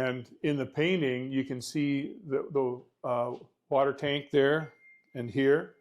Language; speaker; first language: English; native; English